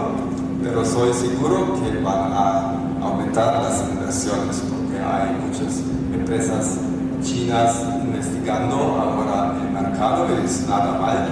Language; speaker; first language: Spanish; non-native, fluent; German